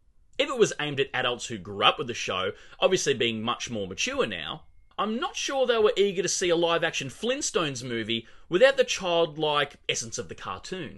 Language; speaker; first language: English; native; English